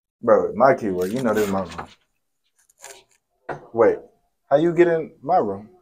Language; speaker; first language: English; native; English